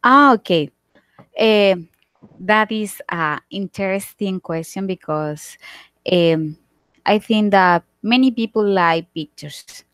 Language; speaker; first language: English; non-native, learner; Spanish